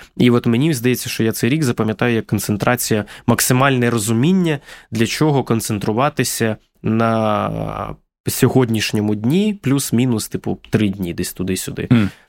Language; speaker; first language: Ukrainian; native; Ukrainian